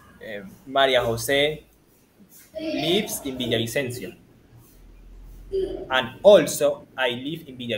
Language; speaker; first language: English; non-native, learner; Spanish